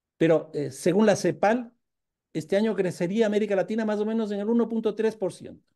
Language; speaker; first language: Spanish; native; Spanish